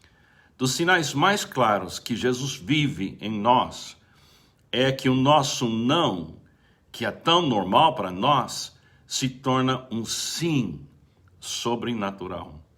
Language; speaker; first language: Portuguese; non-native, fluent; English